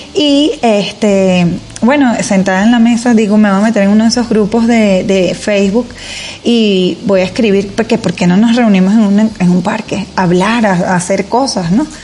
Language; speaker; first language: Spanish; native; Spanish